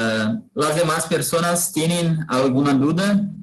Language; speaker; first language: Spanish; non-native, learner; Portuguese